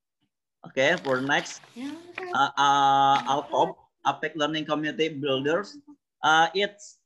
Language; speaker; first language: English; non-native, learner; Indonesian